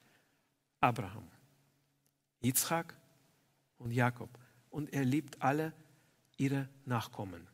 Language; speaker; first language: German; non-native, fluent; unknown